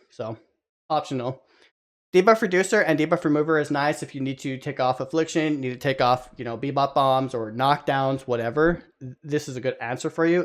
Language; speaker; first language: English; native; English